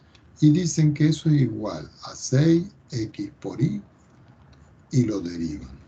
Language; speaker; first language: Spanish; native; Spanish